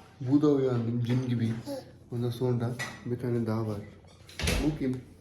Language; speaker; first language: Turkish; non-native, learner; Urdu